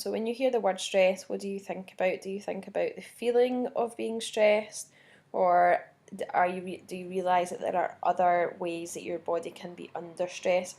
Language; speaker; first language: English; native; English